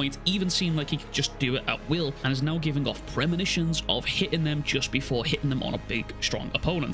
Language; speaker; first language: English; native; English